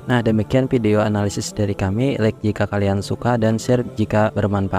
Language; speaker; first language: Indonesian; native; Indonesian